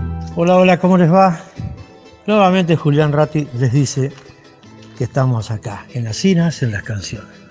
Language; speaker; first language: Spanish; native; Spanish